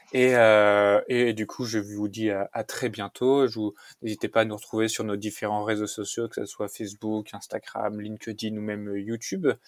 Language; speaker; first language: French; native; French